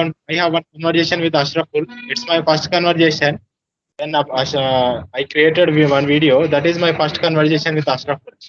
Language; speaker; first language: English; non-native, learner; Telugu